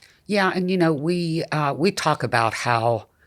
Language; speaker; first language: English; native; English